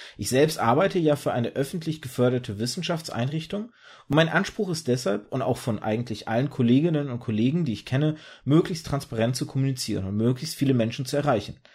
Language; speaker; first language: German; early bilingual, other home language; Russian